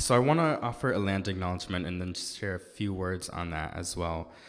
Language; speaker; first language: English; native; English